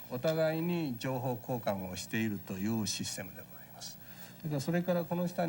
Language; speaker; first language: Japanese; native; Japanese